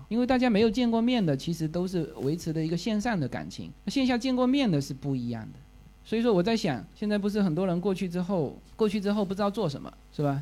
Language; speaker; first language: Chinese; native; Chinese